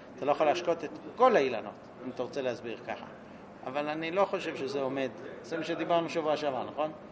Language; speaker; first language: Hebrew; non-native, fluent; English